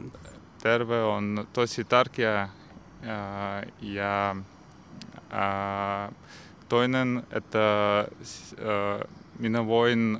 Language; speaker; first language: Finnish; non-native, learner; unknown